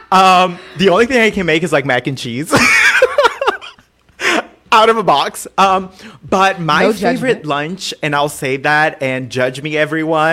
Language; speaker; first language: English; non-native, fluent; Portuguese